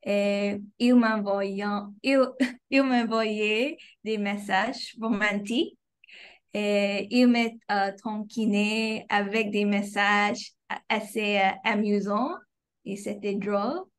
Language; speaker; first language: French; non-native, fluent; English